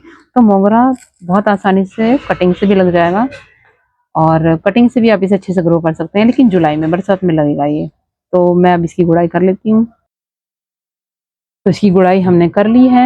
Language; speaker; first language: Hindi; native; Hindi